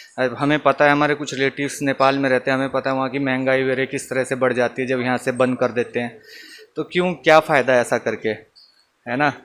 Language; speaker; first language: Hindi; non-native, local second language; Nepali